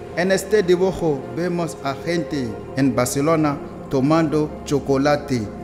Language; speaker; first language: Spanish; non-native, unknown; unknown